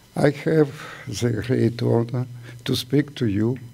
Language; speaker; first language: English; non-native, learner; Ukrainian